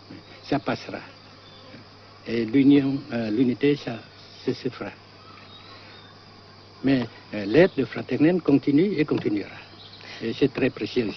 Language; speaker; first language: French; non-native, fluent; Vietnamese